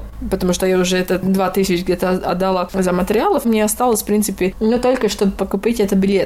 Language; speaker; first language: Russian; non-native, local second language; Latvian